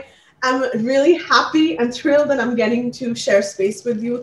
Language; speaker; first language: English; non-native, local second language; Punjabi